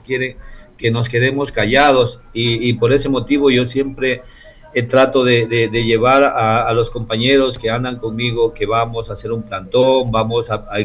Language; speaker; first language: Spanish; native; Spanish